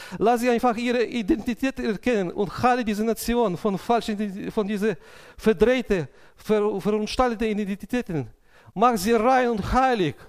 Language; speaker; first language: German; non-native, fluent; Russian